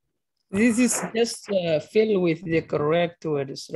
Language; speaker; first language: English; non-native, fluent; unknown